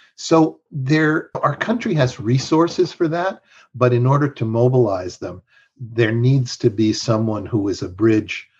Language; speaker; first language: English; early bilingual, other home language; Spanish